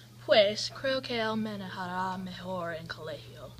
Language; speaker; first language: Spanish; non-native, learner; English